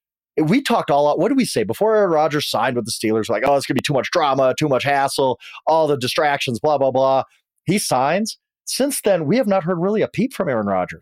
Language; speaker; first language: English; native; English